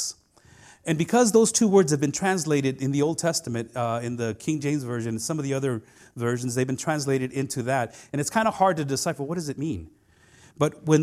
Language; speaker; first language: English; non-native, fluent; Spanish